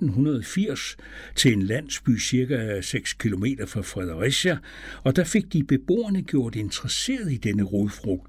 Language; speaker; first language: Danish; native; Danish